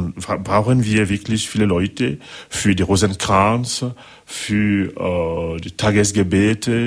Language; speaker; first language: German; non-native, learner; French